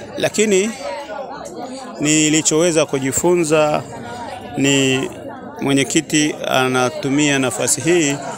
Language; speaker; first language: Swahili; native; Swahili